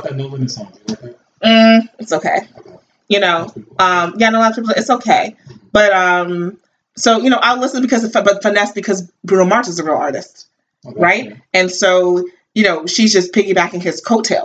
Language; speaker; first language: English; native; English